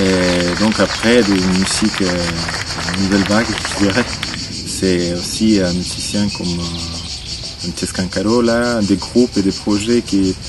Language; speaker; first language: French; non-native, fluent; Spanish